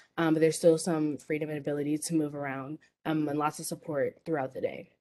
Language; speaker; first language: English; native; English